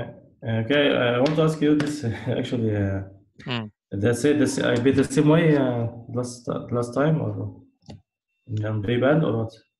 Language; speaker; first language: English; non-native, learner; Arabic